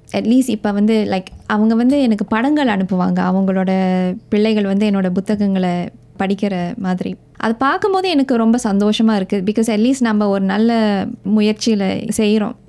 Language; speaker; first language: Tamil; native; Tamil